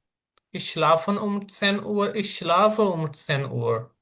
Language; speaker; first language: German; non-native, learner; Urdu